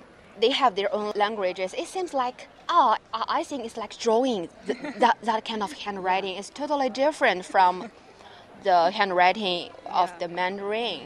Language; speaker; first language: English; non-native, learner; Chinese